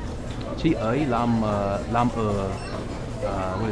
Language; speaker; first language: Vietnamese; non-native, learner; English